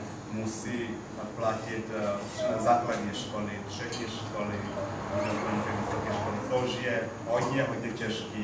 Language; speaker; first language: Czech; non-native, learner; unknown